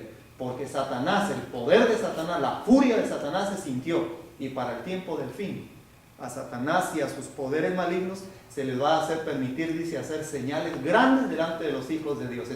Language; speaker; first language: Spanish; native; Spanish